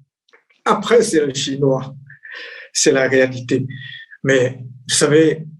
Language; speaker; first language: French; non-native, fluent; Chinese